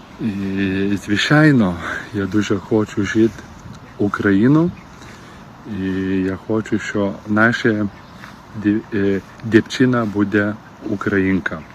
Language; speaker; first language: Ukrainian; non-native, learner; Lithuanian